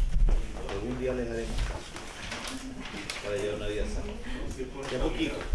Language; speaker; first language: Spanish; native; Spanish